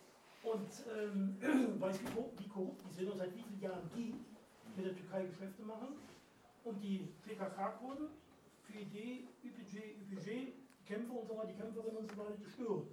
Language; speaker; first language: German; native; German